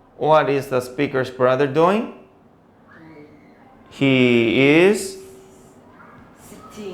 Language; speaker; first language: English; non-native, fluent; Korean